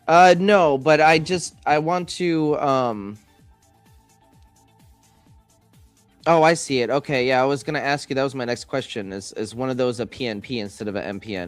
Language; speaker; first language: English; native; English